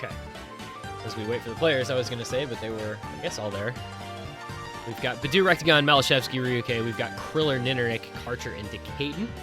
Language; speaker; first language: English; native; English